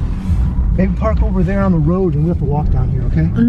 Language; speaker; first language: English; native; English